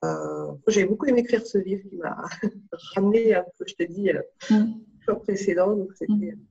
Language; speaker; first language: French; native; French